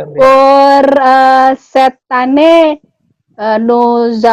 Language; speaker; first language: French; non-native, learner; Indonesian